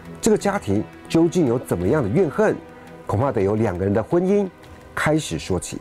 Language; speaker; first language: Chinese; native; Chinese